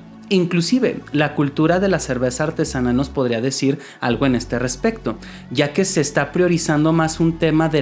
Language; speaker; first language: Spanish; native; Spanish